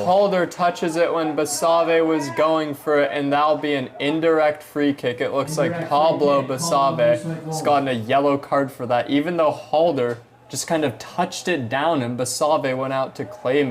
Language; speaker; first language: English; native; English